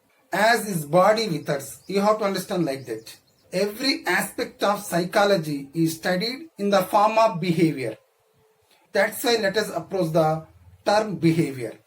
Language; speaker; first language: English; non-native, local second language; Telugu